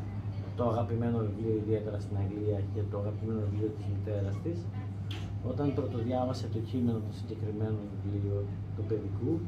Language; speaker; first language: Greek; native; Greek